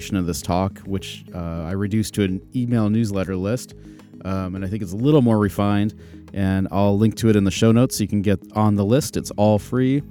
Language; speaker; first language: English; native; English